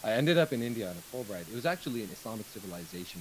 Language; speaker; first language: English; non-native, local second language; Urdu